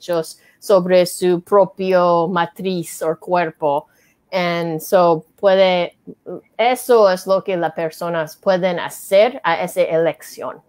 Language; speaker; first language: Spanish; non-native, learner; English